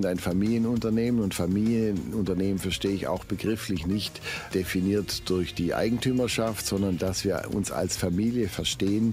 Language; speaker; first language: German; native; German